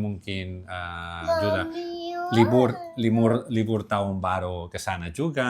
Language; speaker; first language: Indonesian; non-native, learner; Catalan